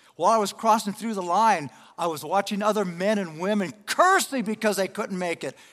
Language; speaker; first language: English; native; English